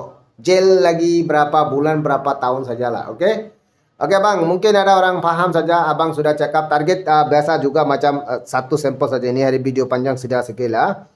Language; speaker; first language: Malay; non-native, fluent; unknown